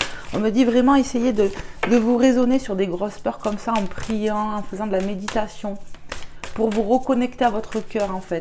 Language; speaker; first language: French; native; French